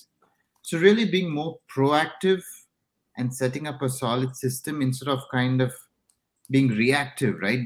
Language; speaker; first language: English; non-native, local second language; Tamil